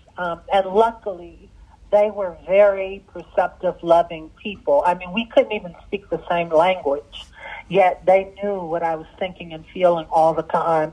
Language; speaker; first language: English; early bilingual, other home language; Arabic